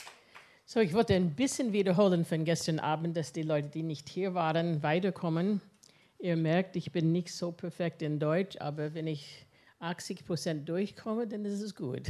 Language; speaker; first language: German; non-native, fluent; English